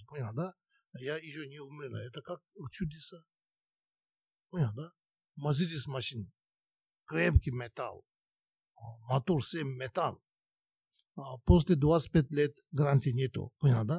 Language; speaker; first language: Russian; non-native, learner; Tibetan